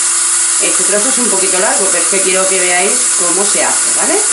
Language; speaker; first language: Spanish; native; Spanish